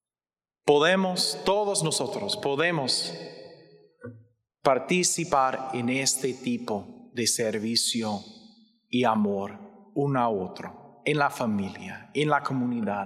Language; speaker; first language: Spanish; non-native, learner; English